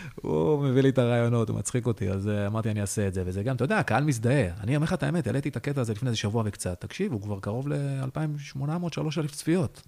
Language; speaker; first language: Hebrew; native; Hebrew